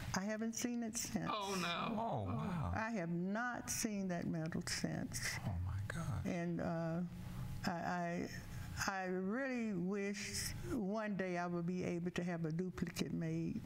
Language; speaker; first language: English; native; English